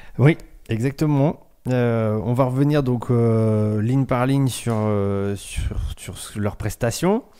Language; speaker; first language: French; native; French